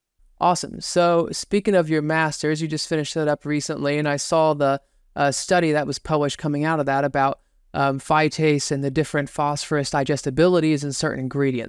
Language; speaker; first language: English; native; English